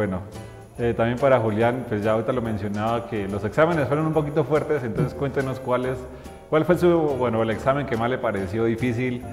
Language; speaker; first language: Spanish; native; Spanish